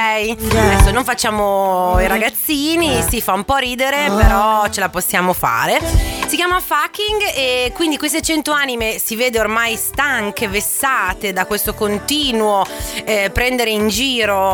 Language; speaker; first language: Italian; native; Italian